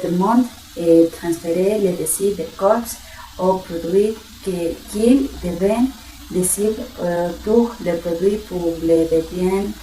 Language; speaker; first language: French; non-native, learner; Spanish